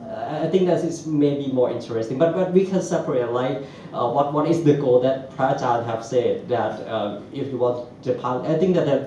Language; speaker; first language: English; non-native, learner; Thai